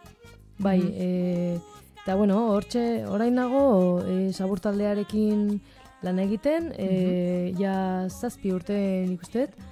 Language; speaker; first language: Basque; non-native, local second language; Spanish